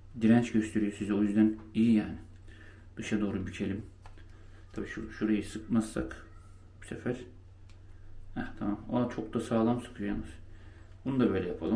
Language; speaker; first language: Turkish; native; Turkish